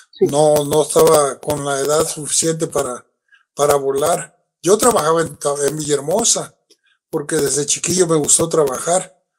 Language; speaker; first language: Spanish; native; Spanish